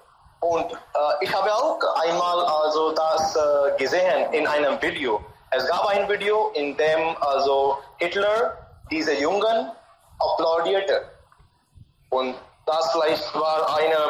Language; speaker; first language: German; non-native, learner; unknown